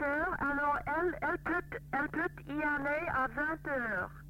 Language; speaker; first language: French; non-native, fluent; English